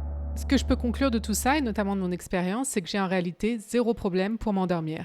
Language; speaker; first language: French; native; French